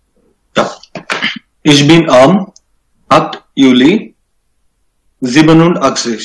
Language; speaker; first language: German; non-native, learner; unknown